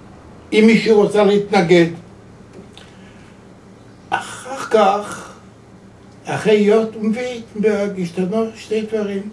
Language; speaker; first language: Hebrew; non-native, fluent; Yiddish